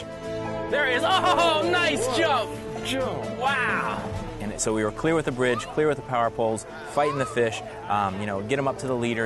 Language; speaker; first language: English; native; English